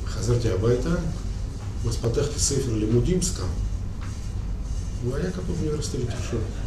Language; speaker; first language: Hebrew; non-native, fluent; Russian